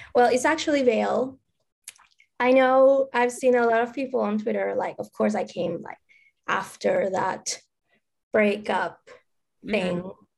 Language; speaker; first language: English; non-native, fluent; Spanish